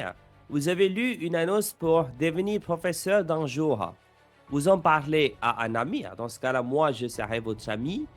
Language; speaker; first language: French; non-native, fluent; English